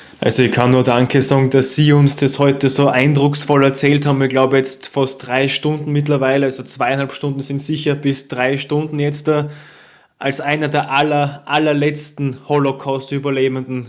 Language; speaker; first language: German; native; German